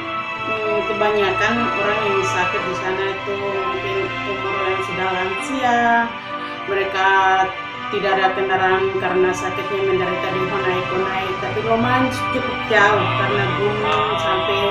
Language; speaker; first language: Indonesian; non-native, local second language; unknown